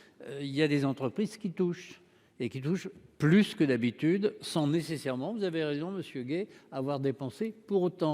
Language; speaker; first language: French; native; French